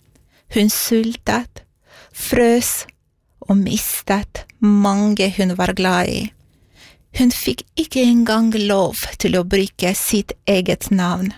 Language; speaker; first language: Norwegian; non-native, fluent; Romanian